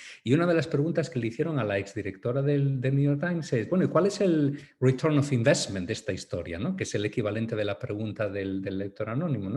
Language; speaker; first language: Spanish; native; Spanish